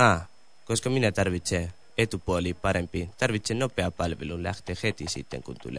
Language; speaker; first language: Finnish; non-native, learner; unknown